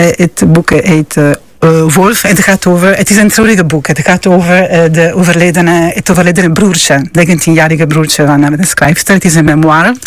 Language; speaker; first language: Dutch; non-native, fluent; Italian